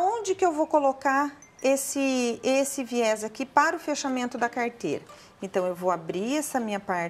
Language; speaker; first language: Portuguese; native; Portuguese